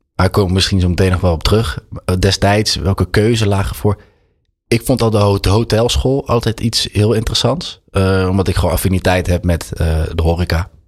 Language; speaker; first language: Dutch; native; Dutch